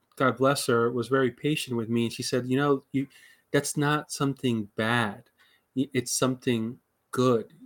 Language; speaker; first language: English; early bilingual, other home language; Spanish